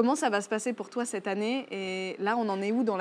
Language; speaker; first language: French; native; French